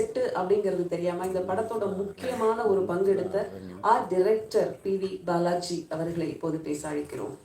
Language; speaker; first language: Tamil; native; Tamil